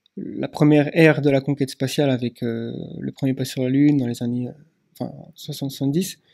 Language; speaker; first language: French; native; French